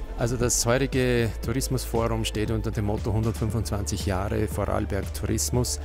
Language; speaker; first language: German; native; German